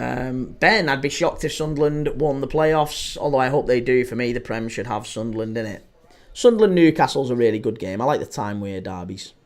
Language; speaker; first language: English; native; English